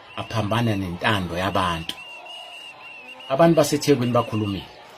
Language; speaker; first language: Zulu; native; Zulu